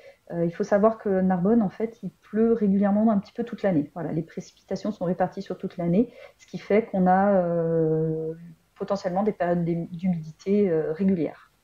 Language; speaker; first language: French; native; French